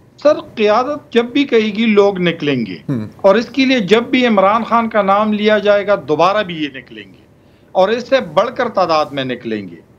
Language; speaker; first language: Urdu; non-native, local second language; Pashto